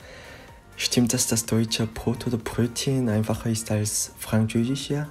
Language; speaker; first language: German; non-native, learner; Korean